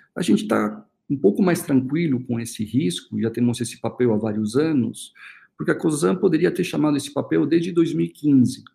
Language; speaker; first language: Portuguese; early bilingual, other home language; Spanish